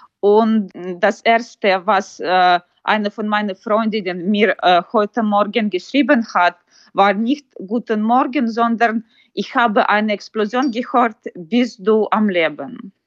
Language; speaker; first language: German; non-native, learner; Ukrainian